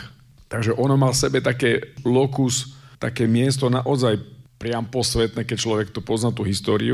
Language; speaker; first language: Slovak; native; Slovak